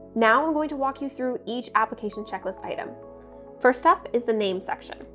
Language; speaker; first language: English; native; English